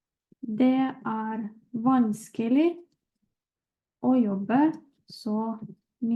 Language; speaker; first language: Norwegian; non-native, fluent; Lithuanian